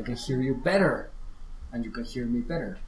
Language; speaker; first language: English; non-native, fluent; Spanish